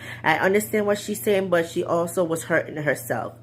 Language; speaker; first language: English; native; English